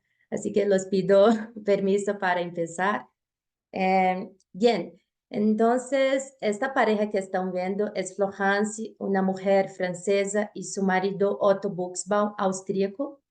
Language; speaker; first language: Spanish; non-native, fluent; Portuguese